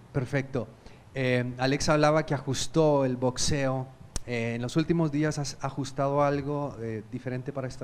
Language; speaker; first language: Spanish; native; Spanish